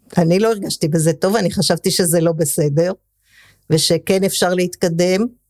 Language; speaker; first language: Hebrew; early bilingual, other home language; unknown